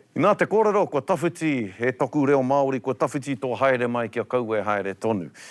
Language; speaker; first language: Māori; non-native, local second language; English